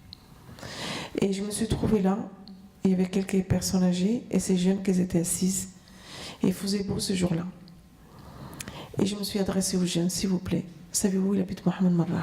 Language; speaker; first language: French; non-native, fluent; Arabic